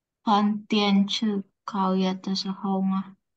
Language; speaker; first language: Chinese; non-native, learner; Indonesian